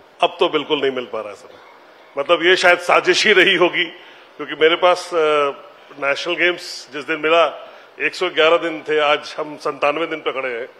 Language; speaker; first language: Hindi; native; Hindi